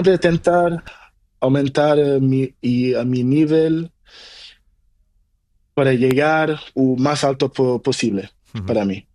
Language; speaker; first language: Spanish; non-native, learner; Portuguese